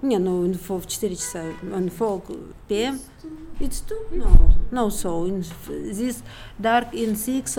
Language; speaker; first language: English; non-native, learner; Russian